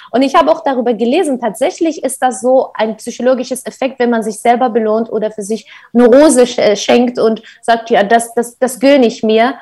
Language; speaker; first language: German; non-native, fluent; Kurdish